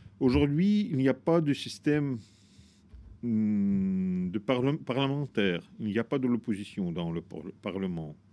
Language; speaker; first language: French; non-native, fluent; Russian